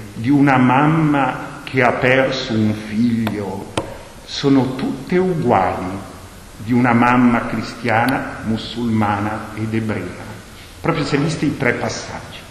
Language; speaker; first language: Italian; non-native, local second language; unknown